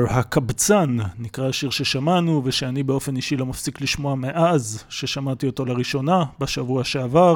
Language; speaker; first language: Hebrew; native; Hebrew